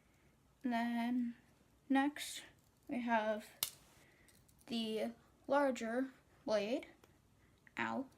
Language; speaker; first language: English; native; English